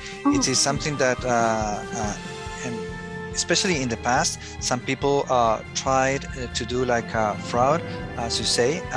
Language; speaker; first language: English; non-native, fluent; Spanish